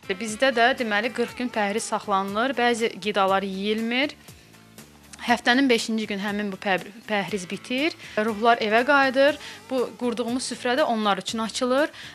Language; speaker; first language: Azerbaijani; non-native, local second language; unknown